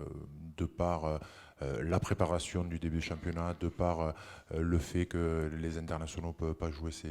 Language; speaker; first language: French; native; French